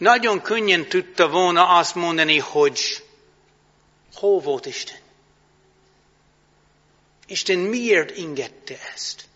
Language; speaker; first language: Hungarian; non-native, fluent; English